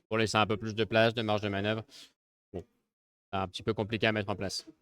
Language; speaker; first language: French; native; French